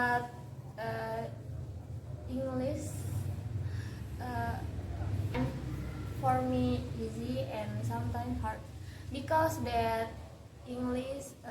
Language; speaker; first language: English; non-native, learner; Indonesian